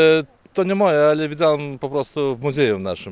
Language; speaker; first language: Polish; non-native, learner; Lithuanian